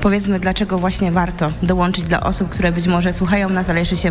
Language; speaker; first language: Polish; native; Polish